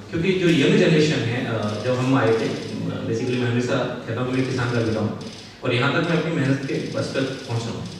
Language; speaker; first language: Hindi; native; Hindi